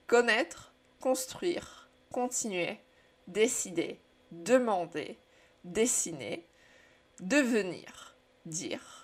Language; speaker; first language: French; non-native, fluent; Czech